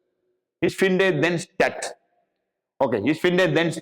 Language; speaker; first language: German; non-native, fluent; Malayalam